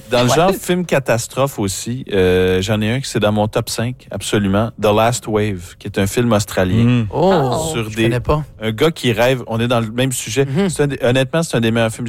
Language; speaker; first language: French; native; French